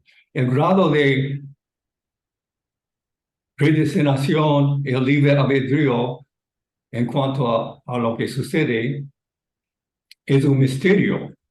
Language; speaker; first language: Spanish; non-native, fluent; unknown